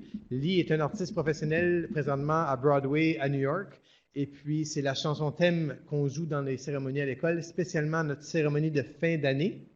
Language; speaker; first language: French; native; French